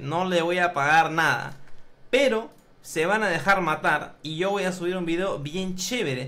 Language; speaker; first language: Spanish; native; Spanish